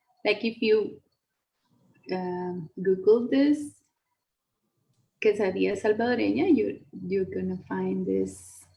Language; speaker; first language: English; non-native, learner; Spanish